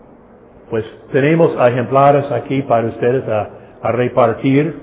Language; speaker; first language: Spanish; non-native, fluent; English